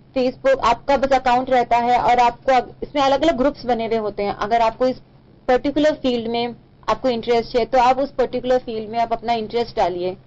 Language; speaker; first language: Hindi; native; Hindi